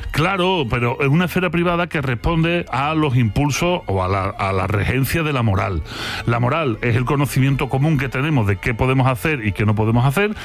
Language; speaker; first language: Spanish; native; Spanish